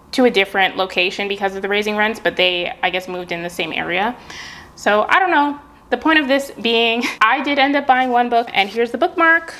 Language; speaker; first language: English; native; English